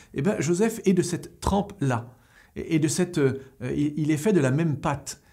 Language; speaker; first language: French; native; French